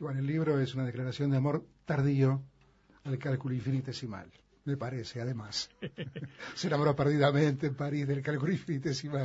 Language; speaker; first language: Spanish; native; Spanish